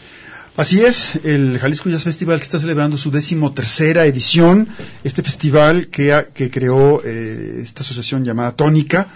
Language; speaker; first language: Spanish; native; Spanish